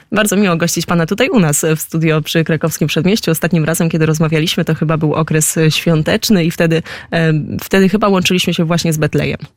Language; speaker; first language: Polish; native; Polish